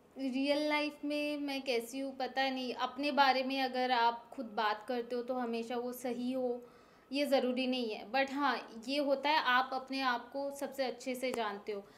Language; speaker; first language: Hindi; non-native, local second language; Bangla